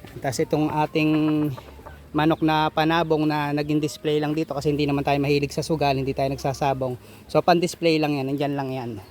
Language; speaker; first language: Filipino; native; Filipino